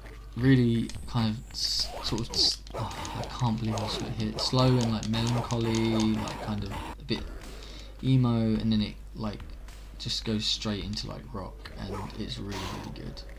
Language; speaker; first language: English; native; English